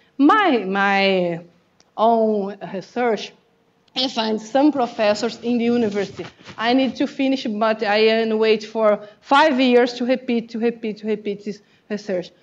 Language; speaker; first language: English; non-native, learner; Portuguese